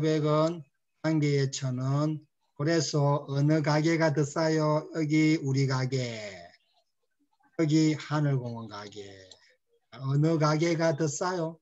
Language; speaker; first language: Korean; non-native, fluent; Spanish